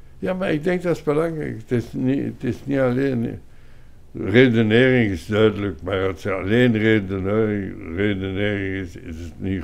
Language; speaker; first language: Dutch; non-native, local second language; French